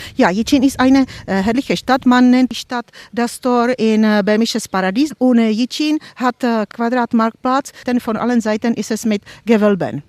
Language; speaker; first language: German; non-native, fluent; Czech